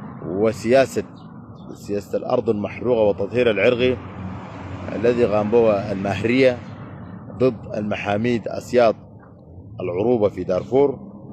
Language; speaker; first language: Arabic; native; Arabic